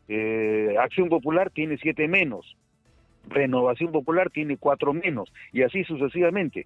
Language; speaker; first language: Spanish; native; Spanish